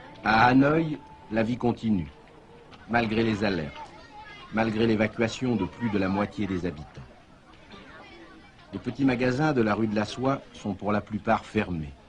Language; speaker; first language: French; native; French